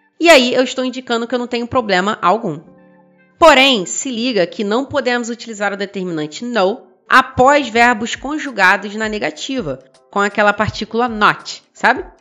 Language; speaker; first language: Portuguese; native; Portuguese